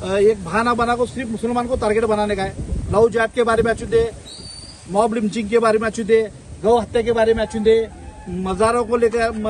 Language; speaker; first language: Hindi; native; Hindi